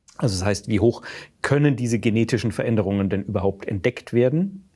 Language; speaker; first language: German; native; German